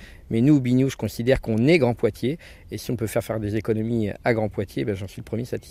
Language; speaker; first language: French; native; French